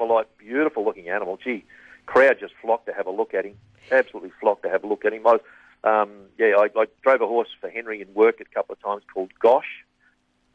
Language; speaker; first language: English; native; English